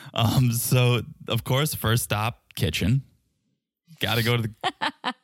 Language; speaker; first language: English; native; English